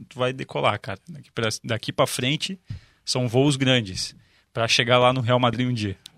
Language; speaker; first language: Portuguese; native; Portuguese